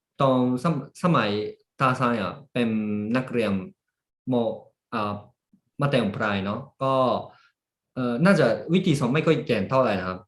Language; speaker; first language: Thai; early bilingual, heritage; Japanese